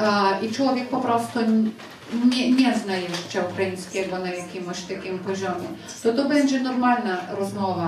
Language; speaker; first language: Polish; non-native, fluent; Ukrainian